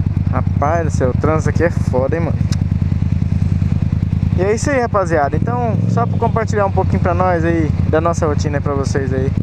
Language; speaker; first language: Portuguese; native; Portuguese